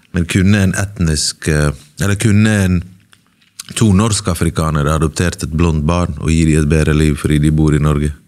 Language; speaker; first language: Norwegian; early bilingual, other home language; Bosnian